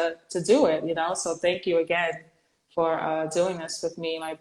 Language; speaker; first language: English; native; English